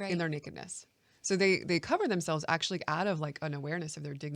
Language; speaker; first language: English; native; English